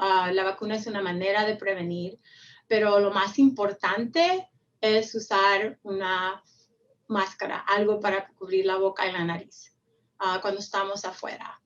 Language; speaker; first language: Spanish; early bilingual, heritage; Spanish